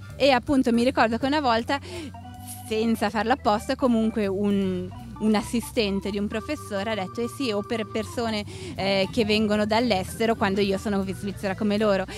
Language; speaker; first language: Italian; native; Italian